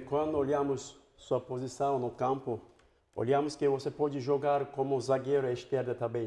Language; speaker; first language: Portuguese; non-native, fluent; Turkish